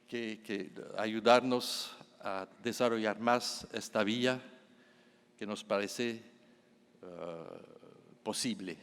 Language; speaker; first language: Spanish; non-native, fluent; French